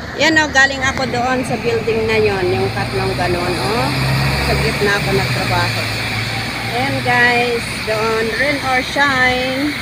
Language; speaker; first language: Filipino; non-native, local second language; Iloko